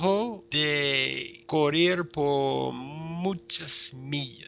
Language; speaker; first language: Spanish; non-native, fluent; English